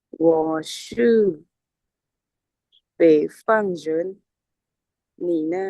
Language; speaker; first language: Chinese; non-native, learner; Lao